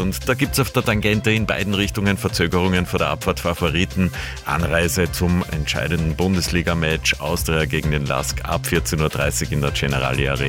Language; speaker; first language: German; native; German